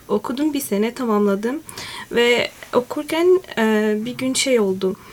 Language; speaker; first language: Turkish; non-native, fluent; Arabic